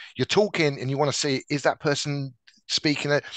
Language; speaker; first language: English; native; English